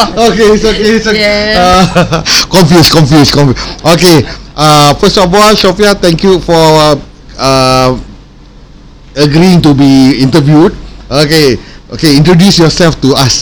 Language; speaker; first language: English; non-native, local second language; Malay